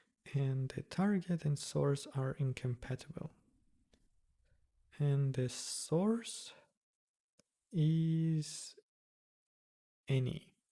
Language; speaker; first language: English; non-native, fluent; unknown